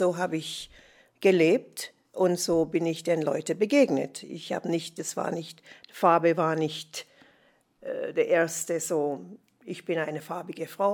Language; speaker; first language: German; non-native, fluent; English